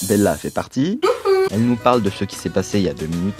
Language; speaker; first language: French; native; French